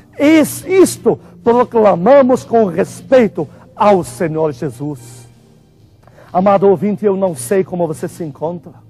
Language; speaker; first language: Portuguese; non-native, fluent; Arabic